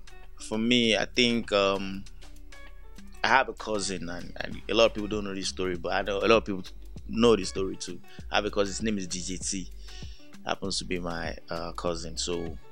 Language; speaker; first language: English; non-native, local second language; Yoruba